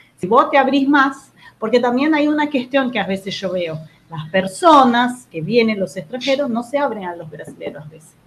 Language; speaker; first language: Spanish; non-native, fluent; Portuguese